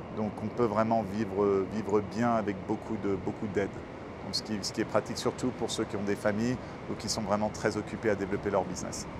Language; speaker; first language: French; native; French